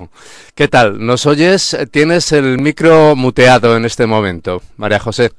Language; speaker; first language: Spanish; native; Spanish